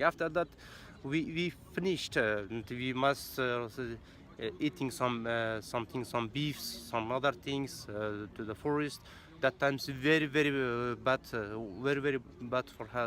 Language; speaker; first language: English; non-native, learner; Persian